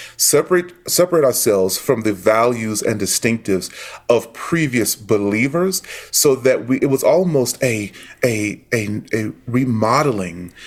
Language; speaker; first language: English; native; English